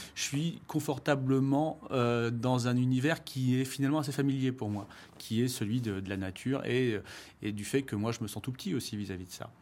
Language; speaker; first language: French; native; French